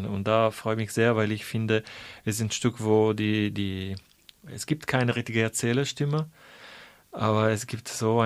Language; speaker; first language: German; non-native, fluent; Italian